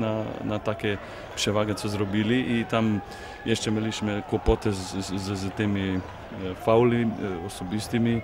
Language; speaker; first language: Polish; non-native, fluent; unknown